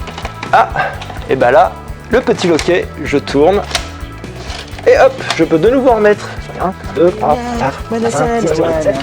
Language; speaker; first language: French; native; French